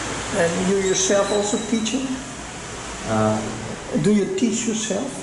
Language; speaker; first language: English; non-native, fluent; Dutch